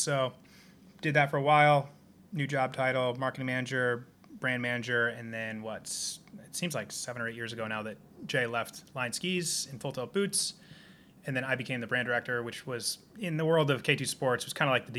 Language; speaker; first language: English; native; English